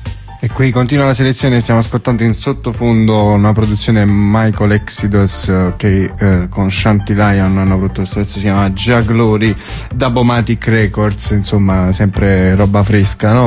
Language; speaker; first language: Italian; native; Italian